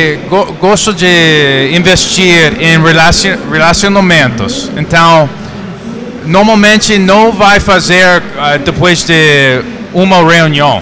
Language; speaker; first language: Portuguese; non-native, fluent; English